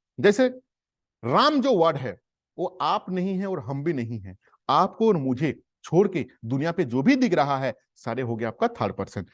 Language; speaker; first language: Hindi; native; Hindi